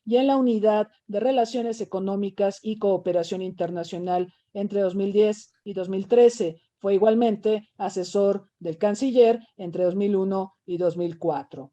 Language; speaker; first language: Spanish; native; Spanish